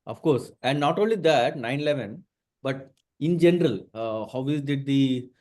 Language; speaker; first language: English; non-native, local second language; Telugu